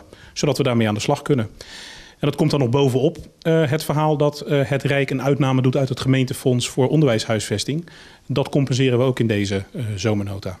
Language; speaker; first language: Dutch; native; Dutch